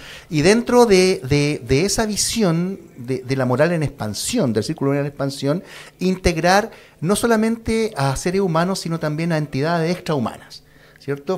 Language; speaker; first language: Spanish; native; Spanish